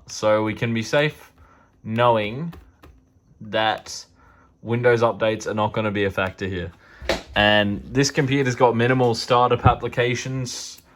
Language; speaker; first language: English; native; English